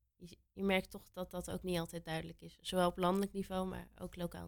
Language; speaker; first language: Dutch; native; Dutch